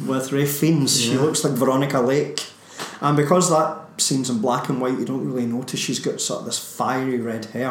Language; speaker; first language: English; native; English